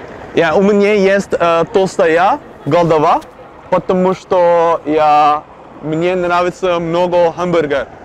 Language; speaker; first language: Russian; non-native, learner; Dutch